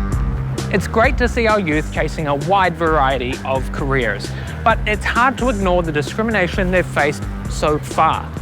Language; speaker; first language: English; native; English